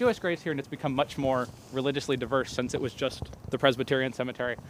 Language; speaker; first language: English; native; English